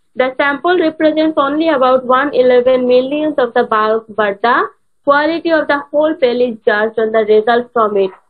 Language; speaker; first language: English; non-native, local second language; Bangla